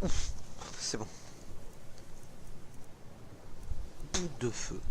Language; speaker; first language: French; native; French